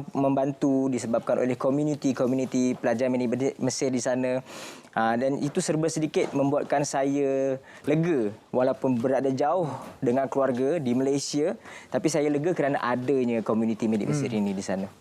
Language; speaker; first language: Malay; early bilingual, other home language; Indonesian